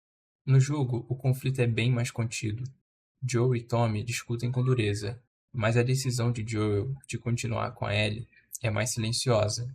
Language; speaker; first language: Portuguese; native; Portuguese